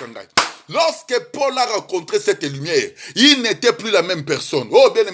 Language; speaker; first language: French; non-native, local second language; Lingala